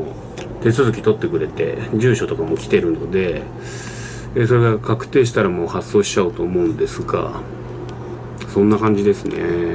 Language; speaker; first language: Japanese; native; Japanese